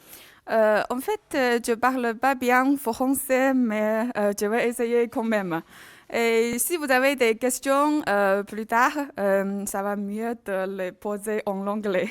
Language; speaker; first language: French; non-native, learner; Chinese